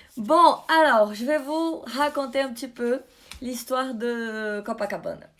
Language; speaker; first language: French; non-native, fluent; Portuguese